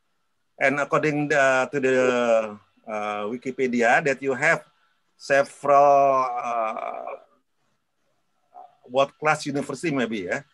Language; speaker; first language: English; non-native, learner; Indonesian